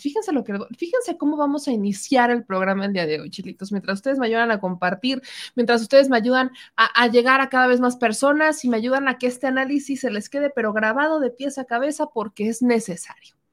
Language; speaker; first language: Spanish; native; Spanish